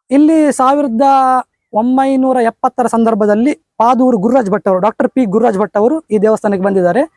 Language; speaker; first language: Kannada; non-native, local second language; Konkani